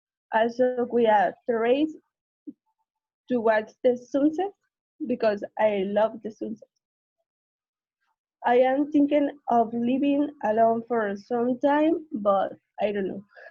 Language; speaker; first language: English; non-native, learner; Spanish